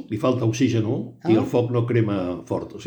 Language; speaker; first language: Catalan; native; Catalan